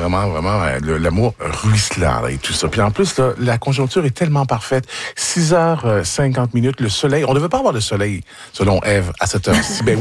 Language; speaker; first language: French; native; French